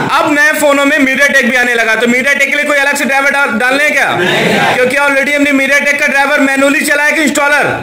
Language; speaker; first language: Hindi; native; Hindi